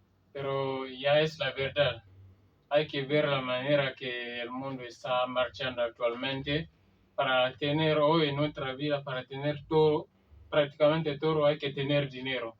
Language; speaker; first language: Spanish; non-native, learner; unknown